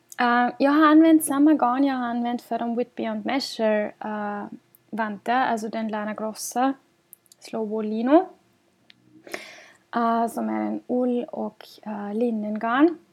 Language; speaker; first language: Swedish; non-native, fluent; German